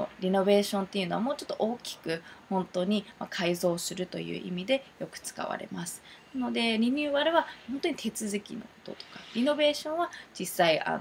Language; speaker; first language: Japanese; early bilingual, heritage; Japanese